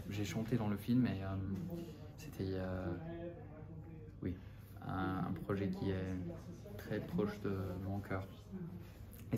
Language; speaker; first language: French; non-native, fluent; English